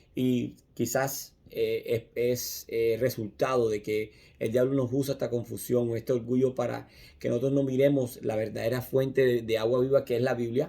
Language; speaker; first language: Spanish; native; Spanish